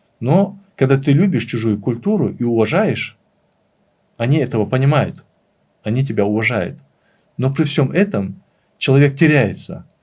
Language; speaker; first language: Russian; non-native, local second language; Chechen